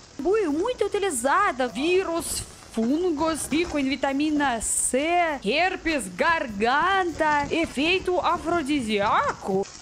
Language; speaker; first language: Portuguese; non-native, learner; Russian